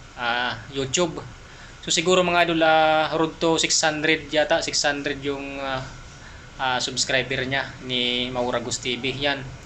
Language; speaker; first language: Filipino; non-native, local second language; Bikol